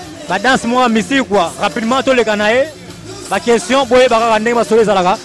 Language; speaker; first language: French; non-native, local second language; Lingala